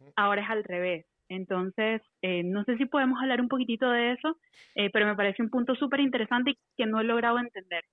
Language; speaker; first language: Spanish; native; Spanish